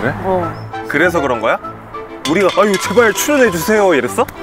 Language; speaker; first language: Korean; native; Korean